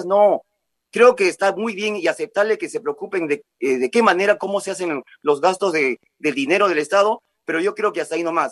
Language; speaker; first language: Spanish; native; Spanish